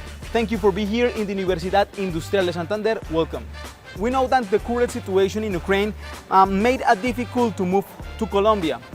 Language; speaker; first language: English; non-native, fluent; Spanish